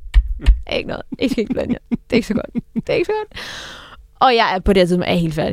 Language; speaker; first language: Danish; native; Danish